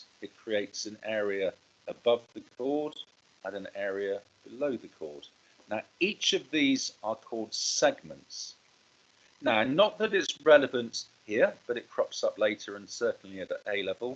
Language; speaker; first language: English; native; English